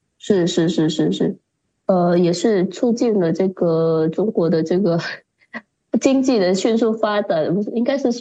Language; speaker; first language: Chinese; early bilingual, heritage; Chinese